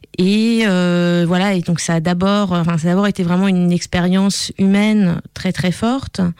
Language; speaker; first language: French; non-native, fluent; Russian